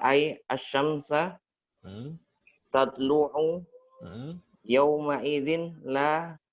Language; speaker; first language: Arabic; non-native, learner; Indonesian